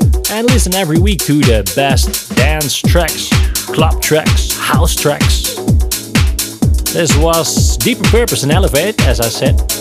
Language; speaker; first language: English; non-native, fluent; Dutch